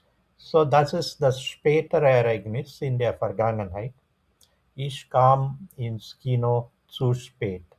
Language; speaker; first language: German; non-native, fluent; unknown